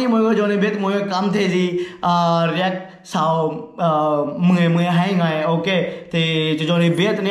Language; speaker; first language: Vietnamese; non-native, learner; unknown